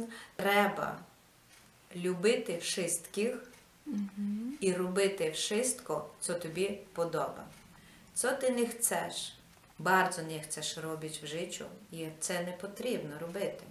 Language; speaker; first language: Polish; non-native, learner; Ukrainian